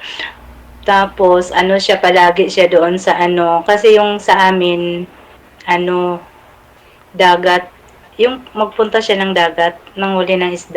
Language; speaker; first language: Filipino; non-native, local second language; Cebuano